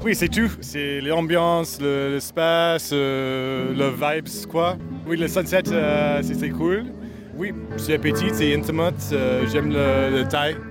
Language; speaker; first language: French; non-native, learner; English